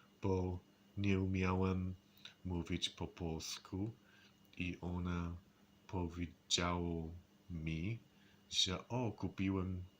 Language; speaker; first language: Polish; non-native, learner; English